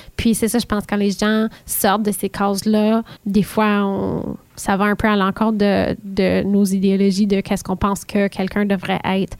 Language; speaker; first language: French; native; French